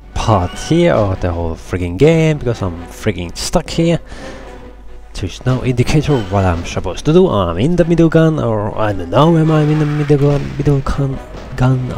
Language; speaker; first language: English; non-native, fluent; Finnish